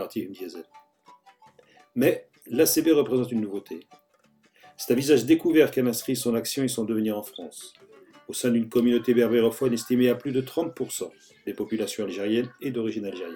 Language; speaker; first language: French; native; French